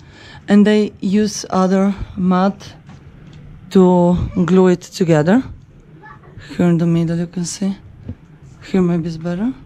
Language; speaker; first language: English; non-native, fluent; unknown